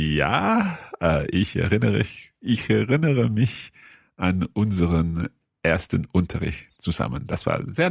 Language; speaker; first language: German; non-native, learner; English